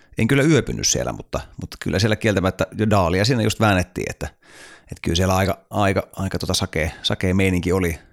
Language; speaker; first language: Finnish; native; Finnish